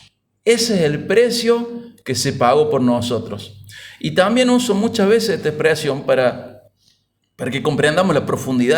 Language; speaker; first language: Spanish; native; Spanish